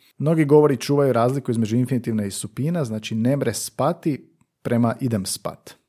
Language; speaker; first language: Croatian; native; Croatian